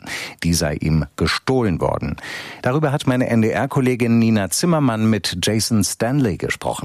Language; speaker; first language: German; native; German